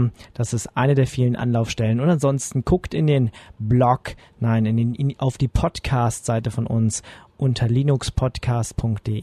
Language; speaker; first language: German; native; German